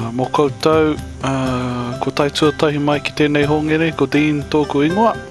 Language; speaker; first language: Māori; non-native, local second language; English